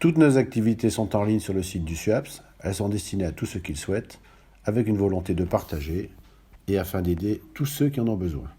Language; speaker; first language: French; native; French